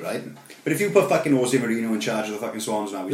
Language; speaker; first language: English; native; English